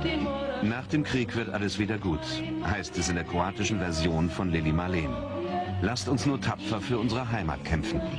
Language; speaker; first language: German; native; German